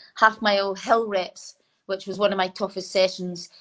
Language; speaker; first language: English; native; English